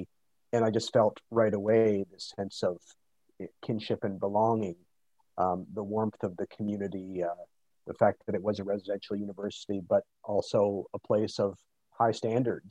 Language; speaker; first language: English; native; English